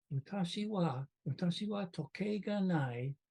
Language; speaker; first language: Japanese; non-native, learner; English